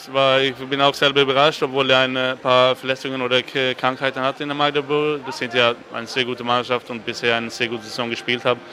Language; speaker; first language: German; non-native, fluent; Swedish